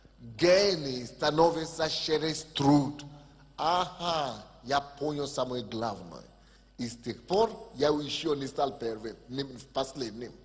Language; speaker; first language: Russian; non-native, fluent; Yoruba